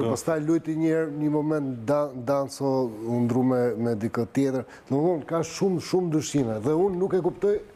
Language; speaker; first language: Albanian; native; Albanian